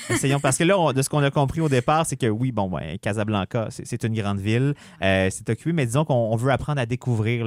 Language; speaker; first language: French; native; French